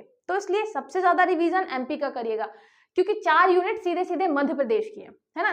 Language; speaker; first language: Hindi; native; Hindi